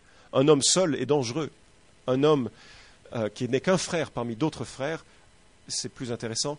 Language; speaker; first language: French; native; French